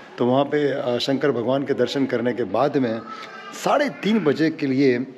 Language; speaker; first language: Hindi; native; Hindi